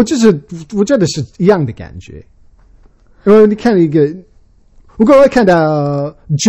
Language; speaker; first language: Chinese; early bilingual, heritage; Chinese